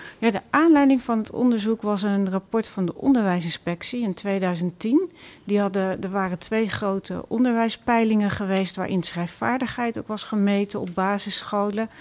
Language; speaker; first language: Dutch; native; Dutch